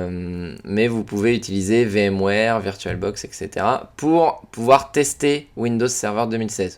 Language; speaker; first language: French; native; French